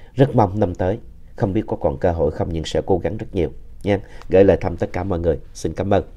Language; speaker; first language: Vietnamese; native; Vietnamese